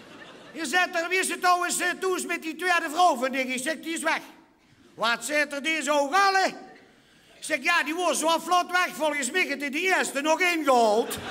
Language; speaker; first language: Dutch; non-native, local second language; Limburgish